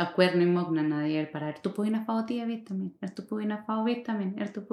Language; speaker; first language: Icelandic; non-native, learner; Spanish